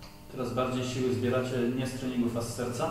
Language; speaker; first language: Polish; native; Polish